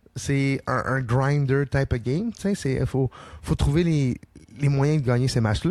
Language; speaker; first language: French; native; French